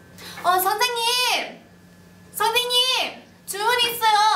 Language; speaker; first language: Korean; non-native, learner; English